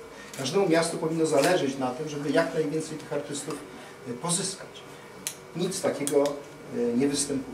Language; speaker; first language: Polish; native; Polish